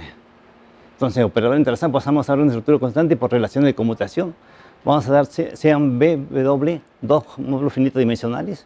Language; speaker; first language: Spanish; native; Spanish